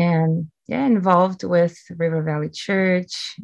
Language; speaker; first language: English; non-native, fluent; Portuguese